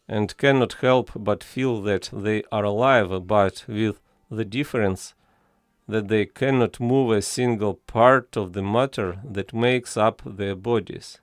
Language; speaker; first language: English; non-native, fluent; Ukrainian